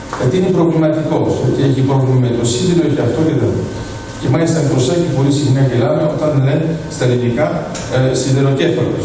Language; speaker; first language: Greek; early bilingual, heritage; Greek